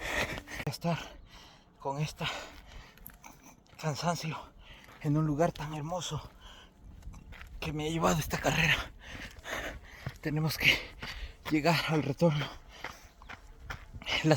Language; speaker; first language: Spanish; native; Spanish